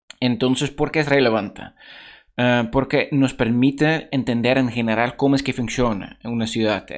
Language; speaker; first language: Spanish; non-native, fluent; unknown